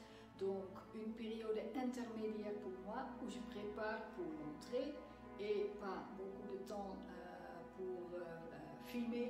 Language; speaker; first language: French; non-native, fluent; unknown